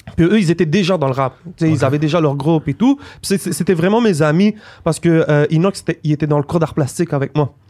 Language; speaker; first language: French; early bilingual, other home language; Arabic